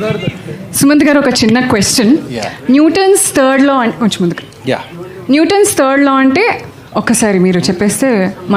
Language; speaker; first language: Telugu; native; Telugu